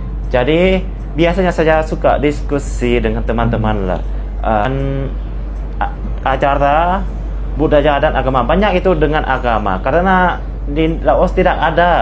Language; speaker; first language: Indonesian; non-native, fluent; Lao